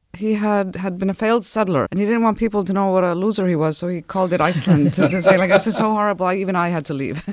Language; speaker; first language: English; non-native, fluent; Icelandic